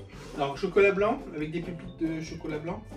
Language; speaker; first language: French; native; French